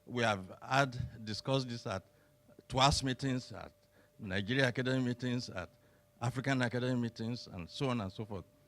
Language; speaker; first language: English; non-native, local second language; Yoruba